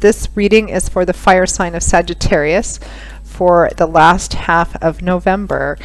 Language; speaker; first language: English; native; English